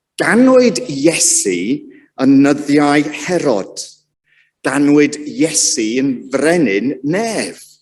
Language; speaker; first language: Welsh; native; Welsh